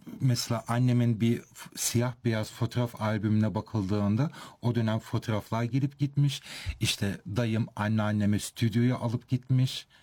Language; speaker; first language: Turkish; early bilingual, heritage; Turkish